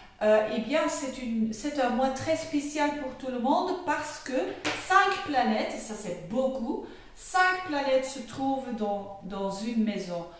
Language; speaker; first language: French; non-native, local second language; Dutch